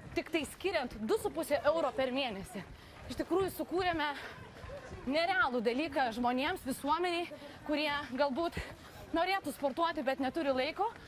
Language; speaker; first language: Lithuanian; native; Lithuanian